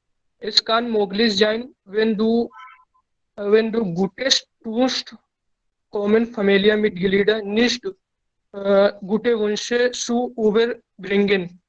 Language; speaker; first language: German; non-native, learner; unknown